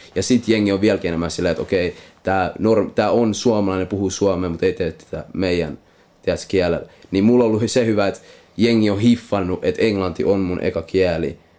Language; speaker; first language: Finnish; non-native, local second language; Swedish